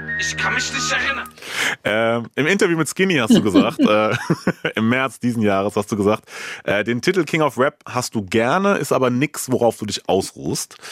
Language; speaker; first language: German; native; German